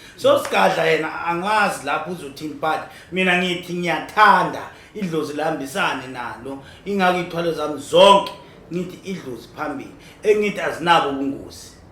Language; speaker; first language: Zulu; non-native, local second language; Northern Sotho